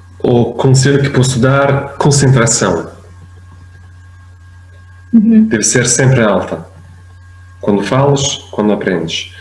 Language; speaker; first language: Portuguese; non-native, fluent; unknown